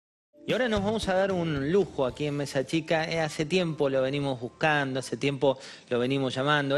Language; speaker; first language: Spanish; native; Spanish